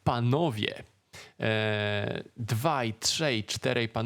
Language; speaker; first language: Polish; native; Polish